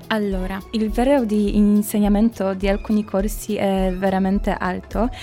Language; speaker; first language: Italian; non-native, learner; Polish